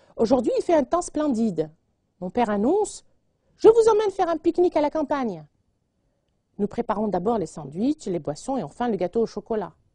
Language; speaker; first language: French; non-native, local second language; Arabic